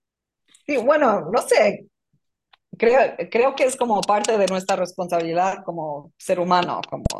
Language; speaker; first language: Spanish; non-native, fluent; English